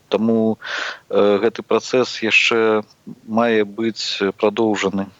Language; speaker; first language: Belarusian; native; Belarusian